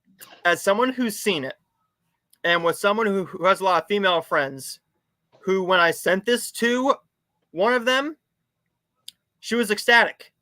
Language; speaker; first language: English; native; English